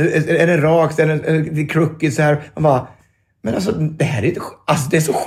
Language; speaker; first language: Swedish; native; Swedish